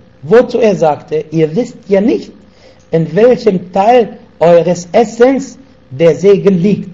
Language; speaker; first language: German; non-native, fluent; Arabic